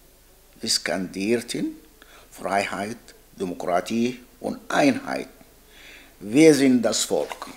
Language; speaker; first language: German; non-native, learner; Arabic